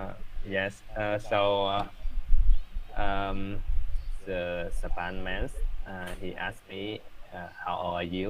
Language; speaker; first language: English; non-native, learner; Vietnamese